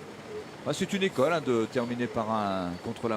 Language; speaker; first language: French; native; French